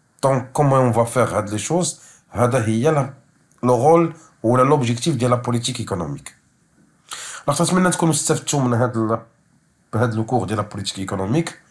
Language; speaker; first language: French; non-native, local second language; Arabic